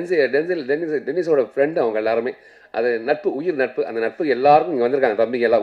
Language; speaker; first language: Tamil; native; Tamil